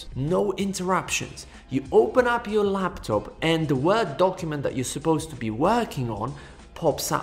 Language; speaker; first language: English; non-native, fluent; Polish